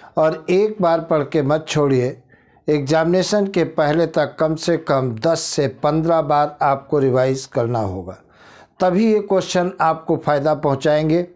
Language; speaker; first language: Hindi; native; Hindi